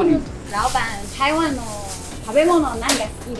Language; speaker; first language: Japanese; non-native, learner; Chinese